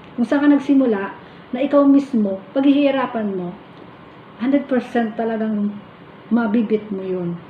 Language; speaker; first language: Filipino; non-native, local second language; Cebuano